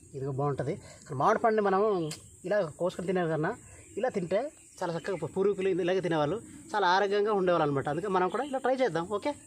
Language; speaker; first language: Telugu; non-native, local second language; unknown